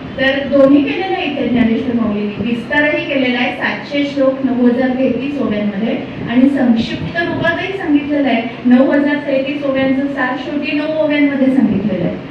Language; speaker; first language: Marathi; native; Marathi